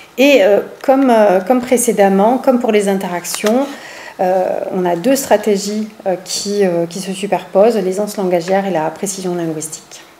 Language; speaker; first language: French; native; French